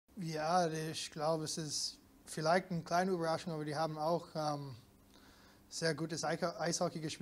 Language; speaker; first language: German; non-native, fluent; English